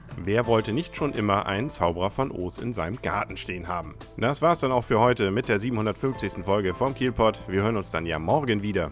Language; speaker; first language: German; native; German